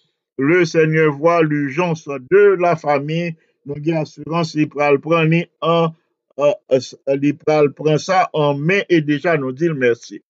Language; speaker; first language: French; non-native, local second language; Haitian Creole